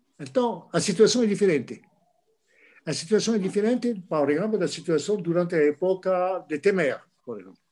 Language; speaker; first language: Portuguese; non-native, fluent; French